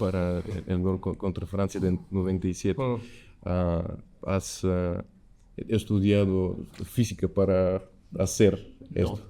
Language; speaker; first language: Spanish; non-native, learner; Bulgarian